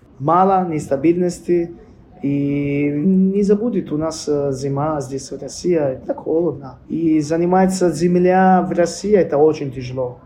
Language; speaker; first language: Russian; non-native, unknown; Italian